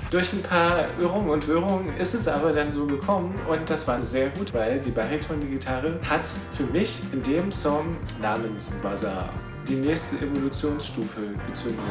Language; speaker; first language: German; native; German